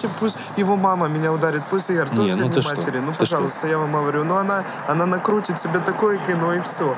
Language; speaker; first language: Russian; native; Russian